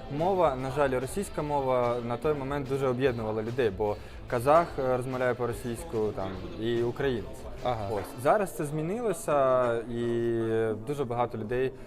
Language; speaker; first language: Ukrainian; non-native, local second language; Russian